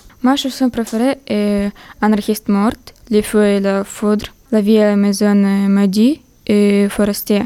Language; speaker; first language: French; non-native, learner; Russian